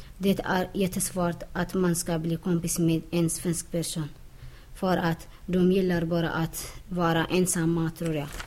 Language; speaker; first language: Swedish; non-native, learner; Tigrinya